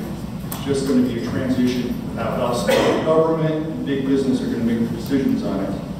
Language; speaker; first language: English; native; English